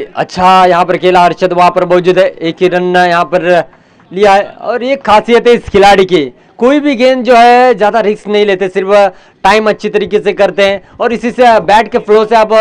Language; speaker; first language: Hindi; non-native, local second language; Marathi